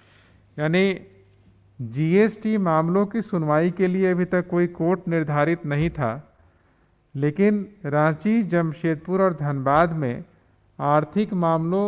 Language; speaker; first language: Hindi; native; Hindi